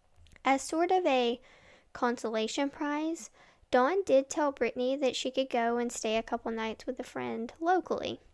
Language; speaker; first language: English; native; English